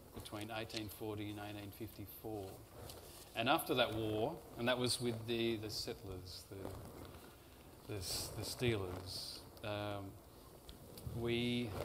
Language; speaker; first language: English; native; English